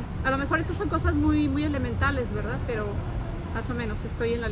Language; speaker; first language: Spanish; native; Spanish